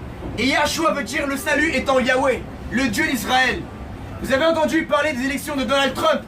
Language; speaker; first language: French; native; French